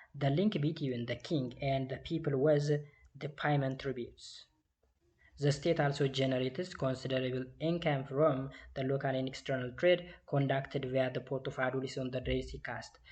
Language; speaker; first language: English; non-native, local second language; Amharic